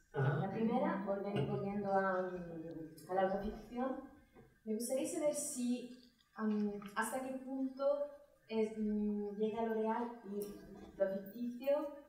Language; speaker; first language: Spanish; non-native, fluent; Chinese